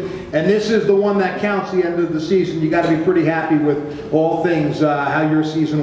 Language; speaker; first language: English; native; English